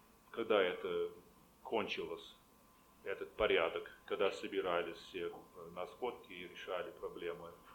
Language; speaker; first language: Russian; non-native, fluent; English